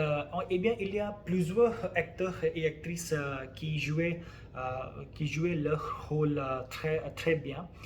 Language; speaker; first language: French; non-native, learner; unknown